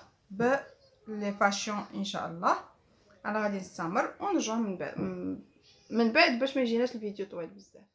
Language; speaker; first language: Arabic; native; Arabic